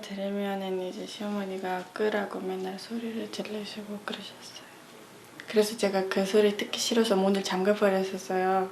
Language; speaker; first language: Korean; non-native, fluent; Uzbek